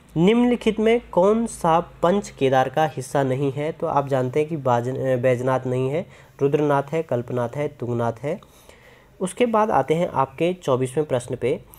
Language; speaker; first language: Hindi; native; Hindi